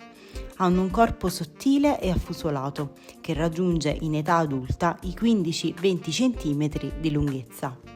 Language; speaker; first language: Italian; native; Italian